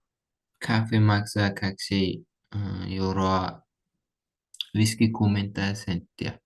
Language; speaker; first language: Finnish; non-native, learner; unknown